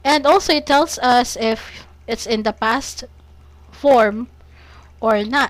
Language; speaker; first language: English; non-native, fluent; Cebuano